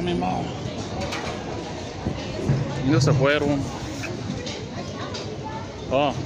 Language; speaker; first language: Spanish; early bilingual, heritage; Spanish